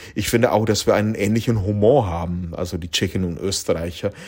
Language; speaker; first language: German; non-native, fluent; Czech